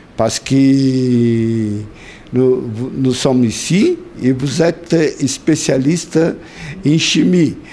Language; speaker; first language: French; non-native, learner; Portuguese